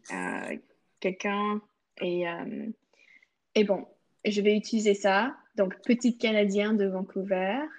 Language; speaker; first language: French; non-native, local second language; English